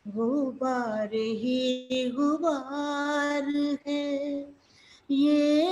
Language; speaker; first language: Hindi; non-native, local second language; Marathi